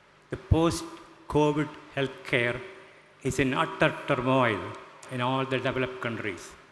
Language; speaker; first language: English; non-native, local second language; Malayalam